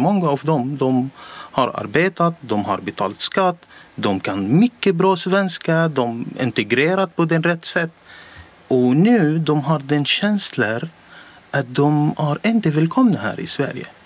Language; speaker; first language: Swedish; non-native, learner; Arabic